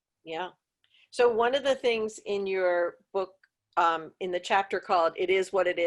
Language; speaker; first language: English; native; English